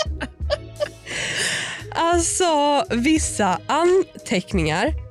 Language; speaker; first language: Swedish; native; Swedish